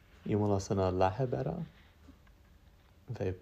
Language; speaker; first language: Estonian; non-native, learner; English